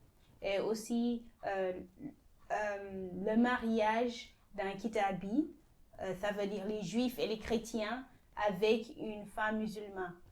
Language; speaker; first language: French; non-native, fluent; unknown